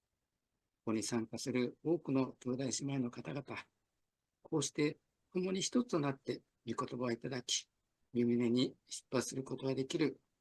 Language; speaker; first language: Japanese; native; Japanese